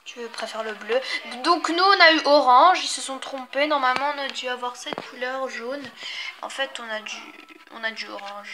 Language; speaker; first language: French; native; French